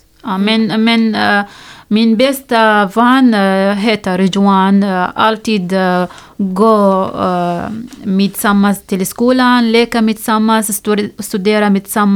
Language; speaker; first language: Swedish; non-native, learner; Arabic